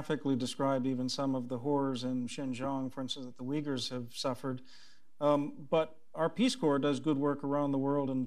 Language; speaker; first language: English; native; English